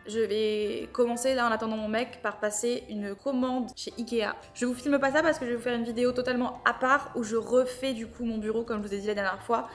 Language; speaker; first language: French; native; French